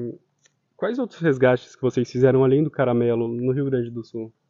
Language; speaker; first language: Portuguese; native; Portuguese